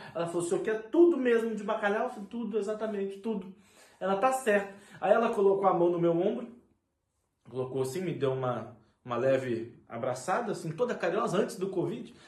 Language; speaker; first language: Portuguese; native; Portuguese